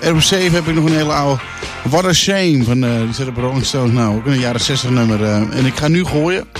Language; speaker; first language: Dutch; native; Dutch